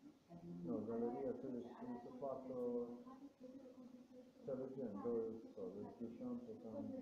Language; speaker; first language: Polish; non-native, learner; Croatian